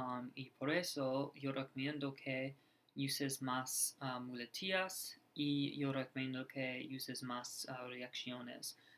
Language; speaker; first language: Spanish; non-native, learner; English